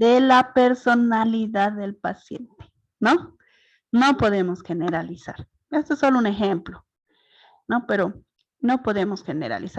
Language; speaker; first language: Spanish; native; Spanish